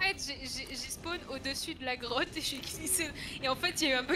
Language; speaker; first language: French; native; French